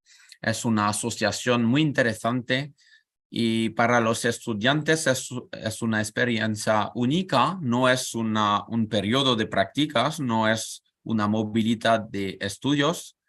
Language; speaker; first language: Spanish; non-native, learner; French